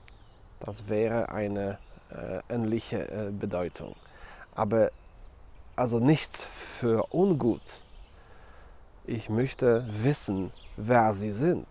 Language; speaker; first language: German; non-native, fluent; Polish